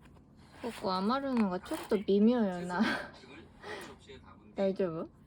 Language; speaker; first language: Japanese; non-native, fluent; Korean